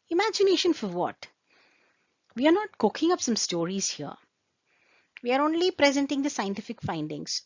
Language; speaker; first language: English; non-native, local second language; Kannada